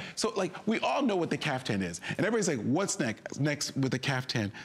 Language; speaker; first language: English; native; English